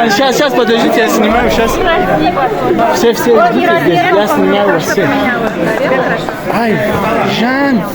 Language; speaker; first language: Russian; non-native, local second language; Tajik